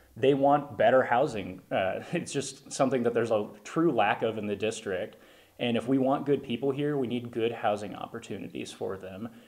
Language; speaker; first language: English; native; English